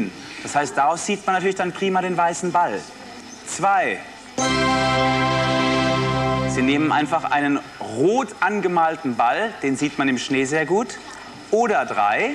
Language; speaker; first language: German; native; German